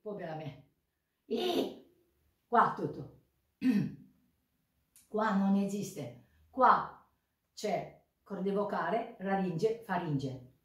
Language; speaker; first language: Italian; non-native, learner; Japanese